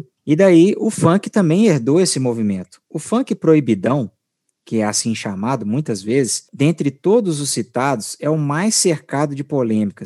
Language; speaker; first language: Portuguese; native; Portuguese